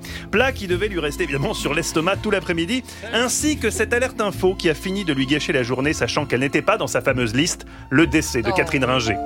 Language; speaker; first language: French; native; French